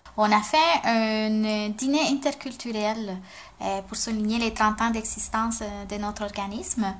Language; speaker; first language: French; non-native, fluent; Spanish